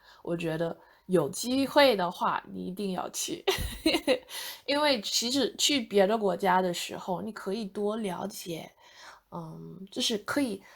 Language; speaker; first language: Chinese; non-native, fluent; English